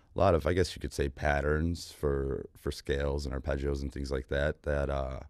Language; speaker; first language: English; native; English